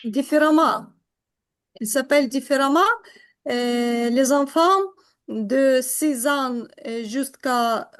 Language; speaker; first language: French; non-native, learner; Ukrainian